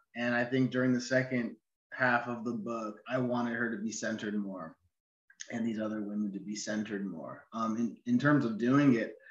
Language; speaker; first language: English; native; English